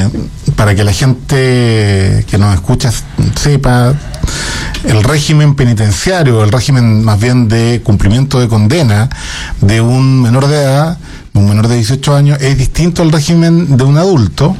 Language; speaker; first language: Spanish; native; Spanish